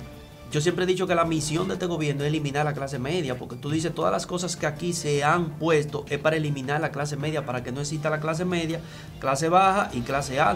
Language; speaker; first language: Spanish; native; Spanish